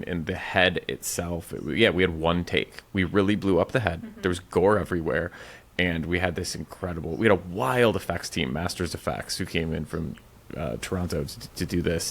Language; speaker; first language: English; native; English